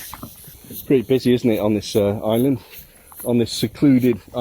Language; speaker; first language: English; native; English